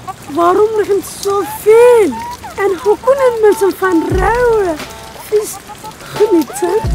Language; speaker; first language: Dutch; non-native, learner; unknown